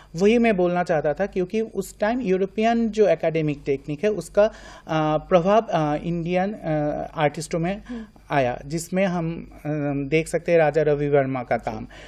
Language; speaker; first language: Hindi; non-native, local second language; Bangla